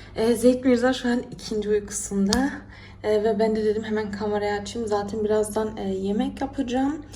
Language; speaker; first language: Turkish; early bilingual, heritage; Turkish